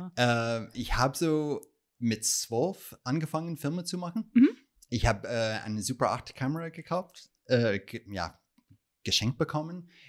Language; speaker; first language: German; non-native, fluent; English